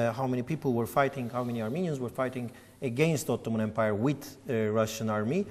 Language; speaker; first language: English; non-native, fluent; Turkish